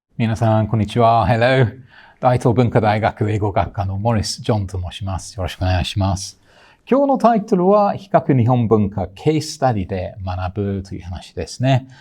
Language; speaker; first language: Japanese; non-native, fluent; English